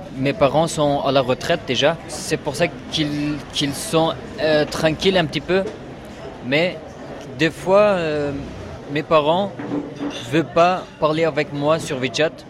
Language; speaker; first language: French; non-native, learner; Uyghur